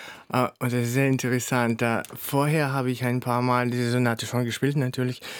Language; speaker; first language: German; non-native, fluent; Russian